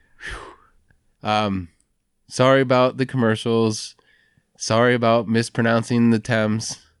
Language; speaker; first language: English; native; English